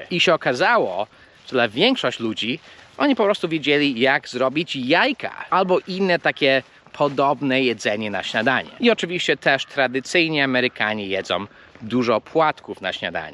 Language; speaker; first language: Polish; early bilingual, heritage; Polish